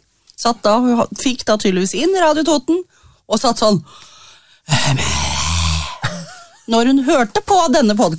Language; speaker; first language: Norwegian; native; Norwegian